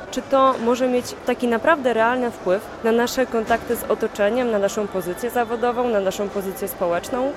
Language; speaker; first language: Polish; native; Polish